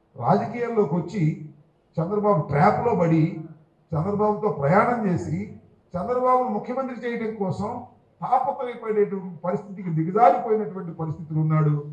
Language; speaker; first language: Telugu; native; Telugu